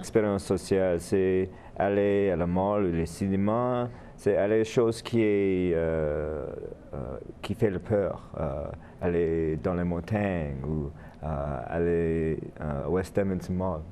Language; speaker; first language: French; non-native, learner; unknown